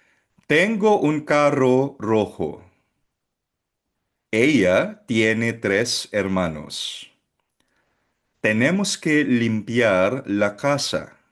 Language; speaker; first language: Spanish; non-native, fluent; Filipino